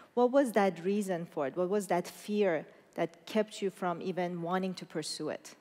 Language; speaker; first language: English; non-native, fluent; Persian